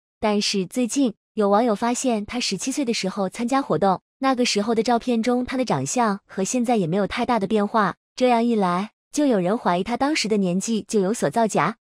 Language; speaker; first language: Chinese; native; Chinese